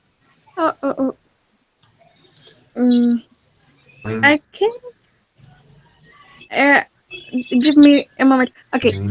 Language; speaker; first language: English; non-native, learner; Spanish